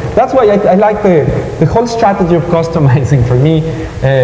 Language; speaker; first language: English; non-native, fluent; Spanish